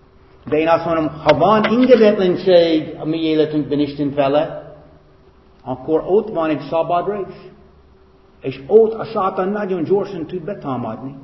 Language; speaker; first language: Hungarian; non-native, fluent; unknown